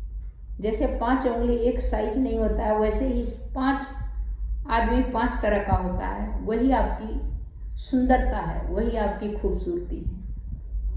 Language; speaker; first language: Hindi; native; Hindi